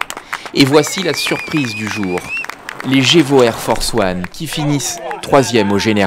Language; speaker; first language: French; native; French